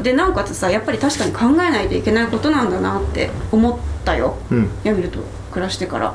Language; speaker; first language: Japanese; native; Japanese